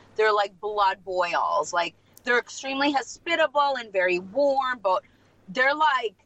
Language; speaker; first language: English; non-native, fluent; Russian